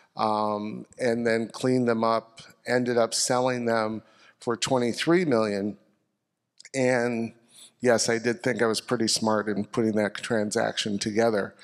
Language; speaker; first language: English; native; English